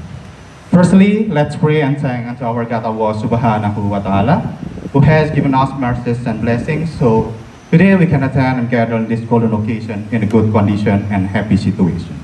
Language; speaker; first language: English; non-native, fluent; Indonesian